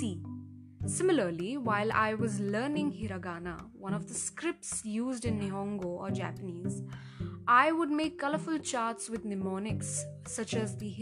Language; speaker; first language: English; non-native, local second language; Odia